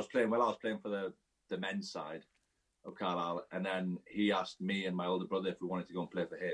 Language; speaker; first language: English; native; English